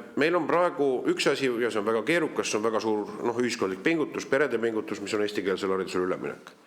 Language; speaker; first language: Estonian; native; Estonian